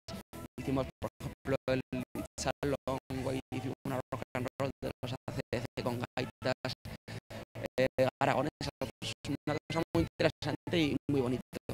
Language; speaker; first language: Spanish; native; Spanish